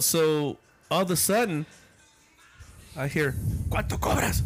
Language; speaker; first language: Spanish; early bilingual, heritage; Spanish